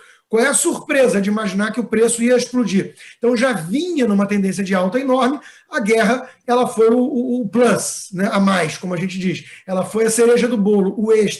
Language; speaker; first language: Portuguese; native; Portuguese